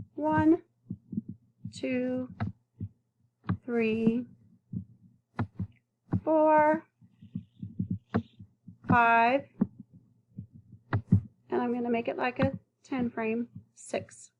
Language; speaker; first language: English; native; English